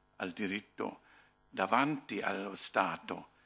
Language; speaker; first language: Italian; non-native, fluent; German